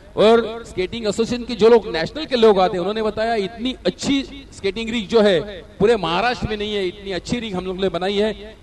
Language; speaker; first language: Hindi; non-native, local second language; Marathi